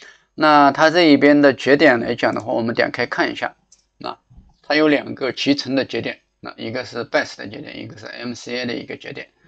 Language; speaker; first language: Chinese; native; Chinese